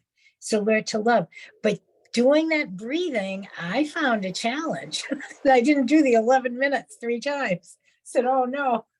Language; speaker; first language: English; native; English